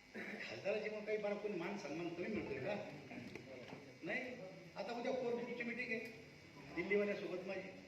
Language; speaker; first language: Marathi; native; Marathi